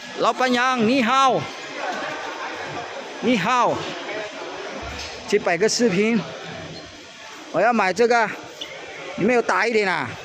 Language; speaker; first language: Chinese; non-native, learner; Filipino